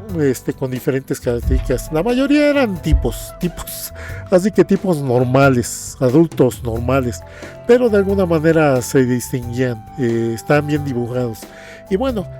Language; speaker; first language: Spanish; native; Spanish